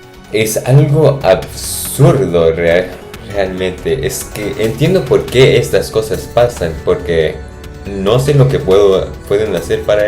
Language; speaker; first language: Spanish; non-native, fluent; English